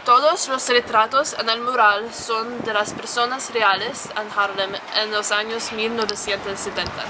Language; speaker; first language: Spanish; non-native, learner; English